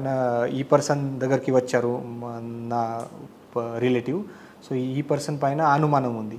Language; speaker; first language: Telugu; non-native, fluent; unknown